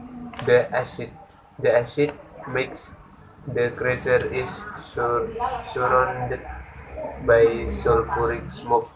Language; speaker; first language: English; non-native, learner; Indonesian